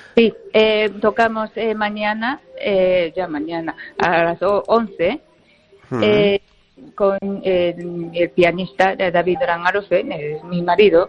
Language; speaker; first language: Spanish; non-native, fluent; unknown